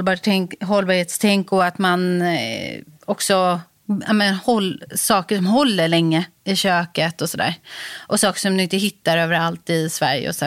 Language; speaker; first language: Swedish; native; Swedish